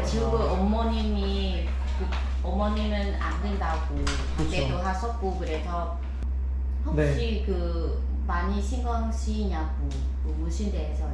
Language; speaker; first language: Korean; non-native, fluent; Vietnamese